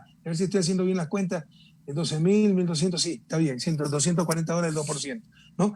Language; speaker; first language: Spanish; native; Spanish